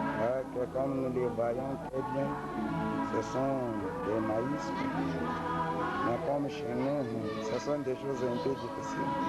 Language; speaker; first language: French; non-native, local second language; Swahili